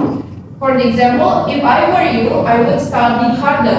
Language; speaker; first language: English; non-native, fluent; Indonesian